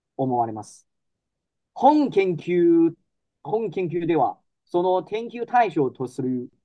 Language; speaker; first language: Japanese; non-native, fluent; Chinese